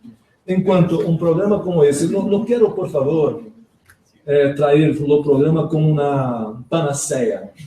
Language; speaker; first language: Spanish; non-native, learner; Portuguese